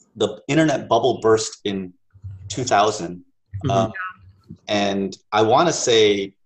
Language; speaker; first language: English; native; English